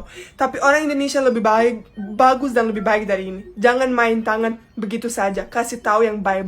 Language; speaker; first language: Indonesian; non-native, fluent; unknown